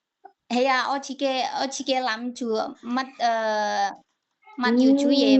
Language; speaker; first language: Cantonese; non-native, learner; Indonesian